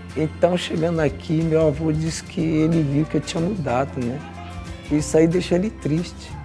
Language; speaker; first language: Portuguese; non-native, local second language; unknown